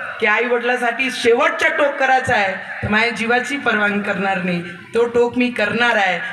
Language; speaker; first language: Marathi; non-native, local second language; Hindi